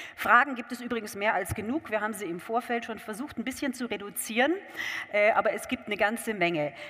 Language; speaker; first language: German; native; German